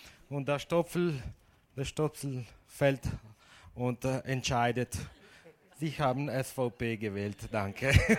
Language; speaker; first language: German; non-native, fluent; Italian